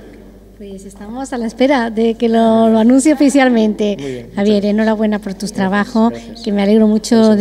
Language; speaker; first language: Spanish; native; Spanish